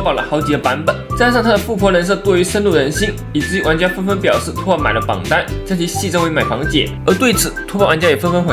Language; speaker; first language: Chinese; native; Chinese